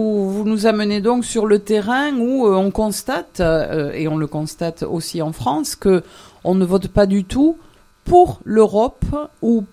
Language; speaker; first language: French; native; French